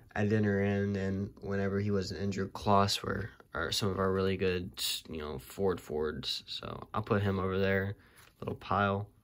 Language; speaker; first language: English; native; English